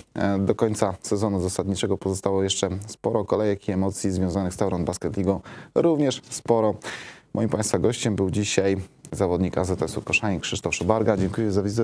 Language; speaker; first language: Polish; native; Polish